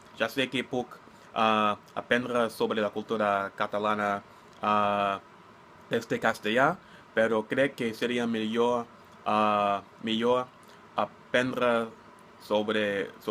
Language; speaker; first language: Catalan; non-native, learner; English